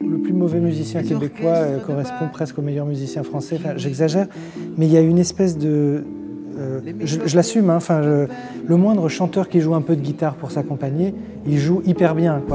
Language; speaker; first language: French; native; French